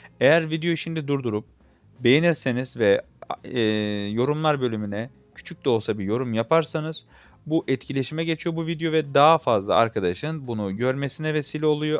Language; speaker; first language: Turkish; native; Turkish